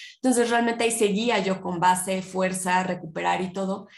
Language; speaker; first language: Spanish; native; Spanish